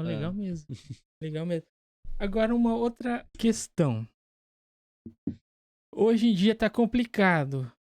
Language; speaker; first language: Portuguese; native; Portuguese